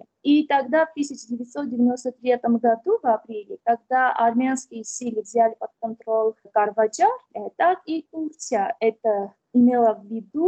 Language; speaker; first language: Russian; non-native, fluent; Armenian